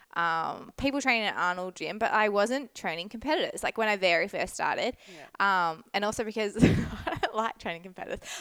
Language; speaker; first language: English; native; English